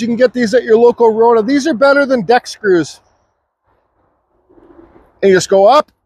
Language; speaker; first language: English; native; English